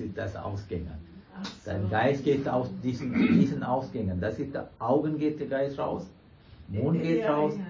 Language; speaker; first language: German; non-native, fluent; Sinhala